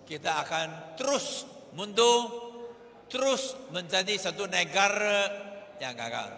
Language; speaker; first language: Malay; non-native, local second language; Chinese